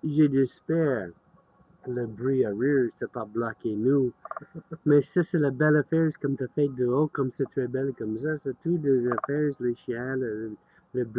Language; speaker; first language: French; non-native, learner; English